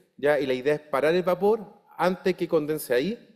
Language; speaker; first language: Spanish; native; Spanish